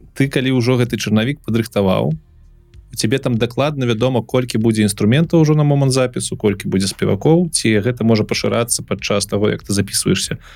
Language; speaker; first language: Belarusian; non-native, local second language; Russian